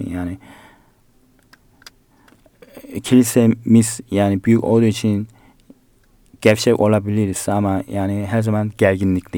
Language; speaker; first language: Turkish; non-native, learner; Korean